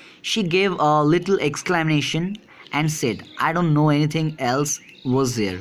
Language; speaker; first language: English; non-native, local second language; Bangla